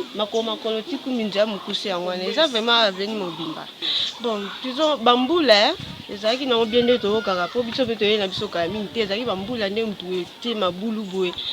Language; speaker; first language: Lingala; non-native, local second language; Kongo